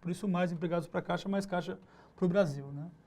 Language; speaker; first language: Portuguese; native; Portuguese